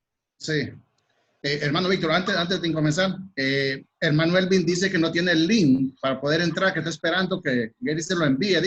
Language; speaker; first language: Spanish; native; Spanish